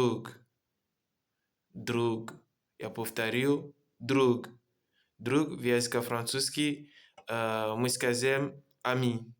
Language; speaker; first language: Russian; non-native, learner; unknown